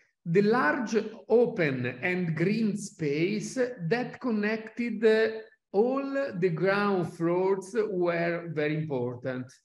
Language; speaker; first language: English; non-native, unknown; Italian